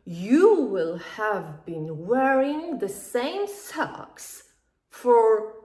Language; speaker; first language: English; non-native, fluent; Polish